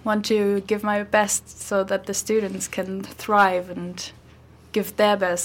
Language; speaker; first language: English; non-native, fluent; German